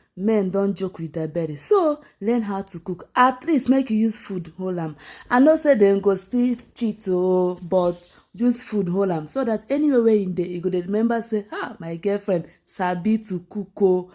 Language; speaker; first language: Nigerian Pidgin; non-native, local second language; Igbo